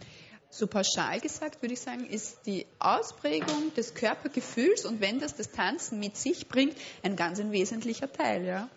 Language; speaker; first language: German; native; German